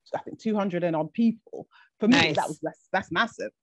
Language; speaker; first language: English; native; English